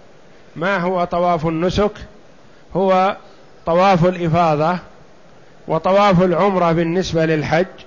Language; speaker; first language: Arabic; native; Arabic